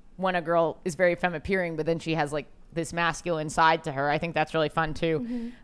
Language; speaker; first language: English; native; English